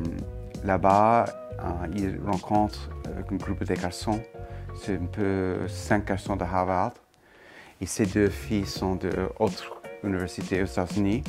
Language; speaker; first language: French; non-native, fluent; English